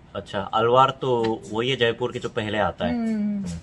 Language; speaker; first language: Hindi; non-native, fluent; Korean